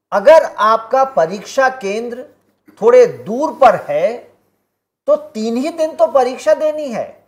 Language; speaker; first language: Hindi; native; Hindi